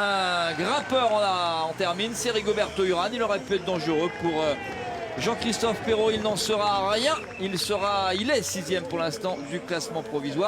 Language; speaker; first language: French; native; French